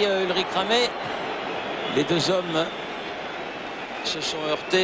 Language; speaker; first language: French; native; French